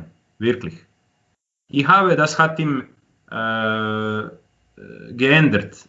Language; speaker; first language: German; non-native, fluent; Croatian